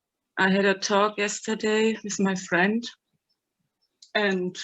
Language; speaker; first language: English; non-native, fluent; German